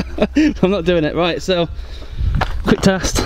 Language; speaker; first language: English; native; English